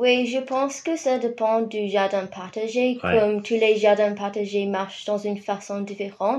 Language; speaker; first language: French; non-native, fluent; English